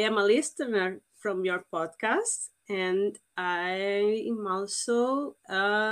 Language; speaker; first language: English; non-native, fluent; Portuguese